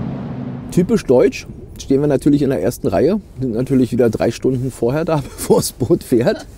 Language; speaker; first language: German; native; German